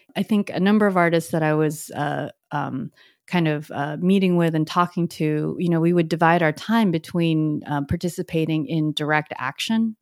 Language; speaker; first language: English; native; English